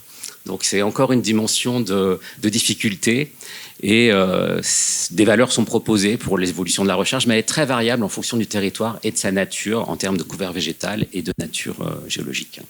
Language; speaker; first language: French; native; French